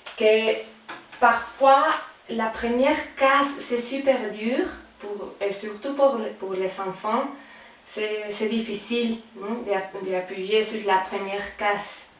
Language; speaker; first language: French; non-native, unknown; Spanish